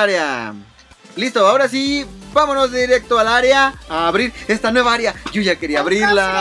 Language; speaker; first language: Spanish; native; Spanish